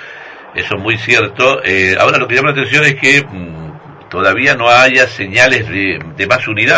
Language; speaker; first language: Spanish; native; Spanish